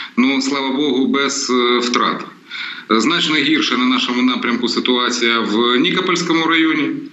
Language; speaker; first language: Ukrainian; non-native, local second language; Russian